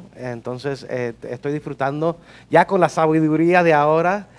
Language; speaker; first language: Spanish; early bilingual, heritage; Spanish